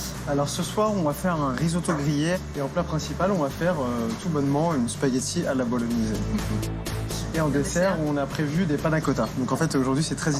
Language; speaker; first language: French; native; French